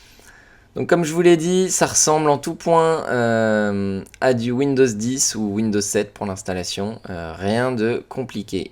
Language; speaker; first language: French; native; French